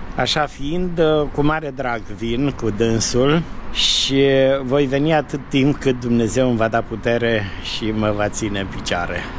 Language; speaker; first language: Romanian; native; Romanian